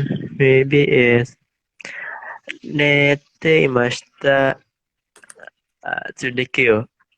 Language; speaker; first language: Japanese; non-native, learner; Indonesian